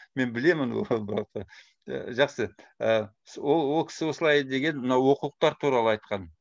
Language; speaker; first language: Kazakh; non-native, fluent; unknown